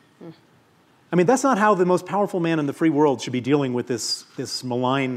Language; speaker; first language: English; native; English